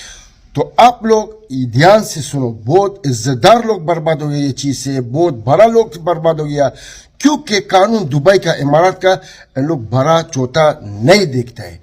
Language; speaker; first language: Hindi; non-native, fluent; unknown